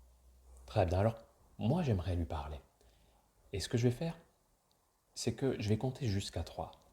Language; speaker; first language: French; native; French